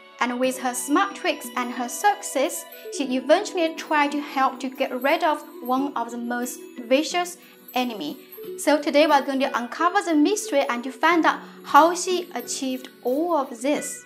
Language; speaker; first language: English; non-native, fluent; Chinese